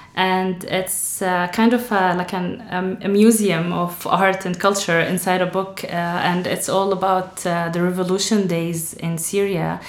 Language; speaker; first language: English; non-native, fluent; Arabic